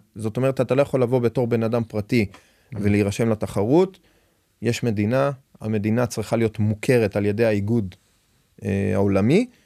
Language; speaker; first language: Hebrew; native; Hebrew